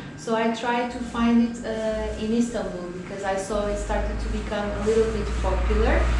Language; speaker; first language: English; non-native, fluent; Portuguese